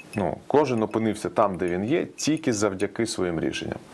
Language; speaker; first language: Ukrainian; non-native, local second language; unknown